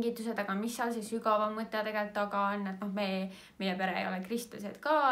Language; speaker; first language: Estonian; native; Estonian